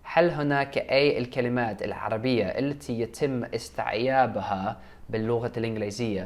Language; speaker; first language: Arabic; non-native, learner; English